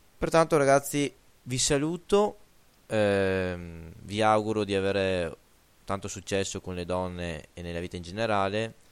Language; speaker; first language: Italian; native; Italian